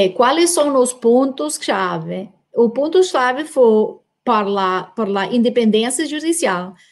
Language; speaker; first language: Portuguese; non-native, learner; English